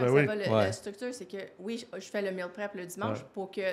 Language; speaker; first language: French; native; French